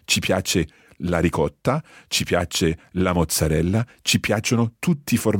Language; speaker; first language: Italian; non-native, fluent; English